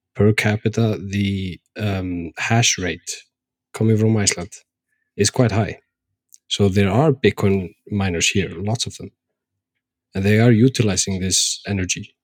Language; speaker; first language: English; non-native, fluent; Icelandic